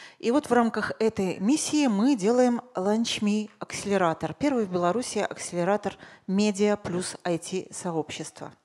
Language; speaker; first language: Russian; native; Russian